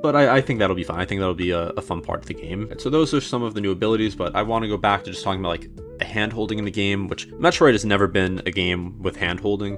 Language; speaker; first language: English; native; English